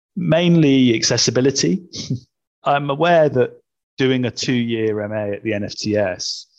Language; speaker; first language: English; native; English